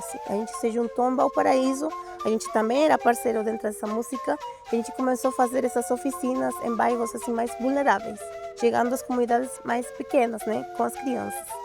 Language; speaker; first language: Portuguese; non-native, fluent; Spanish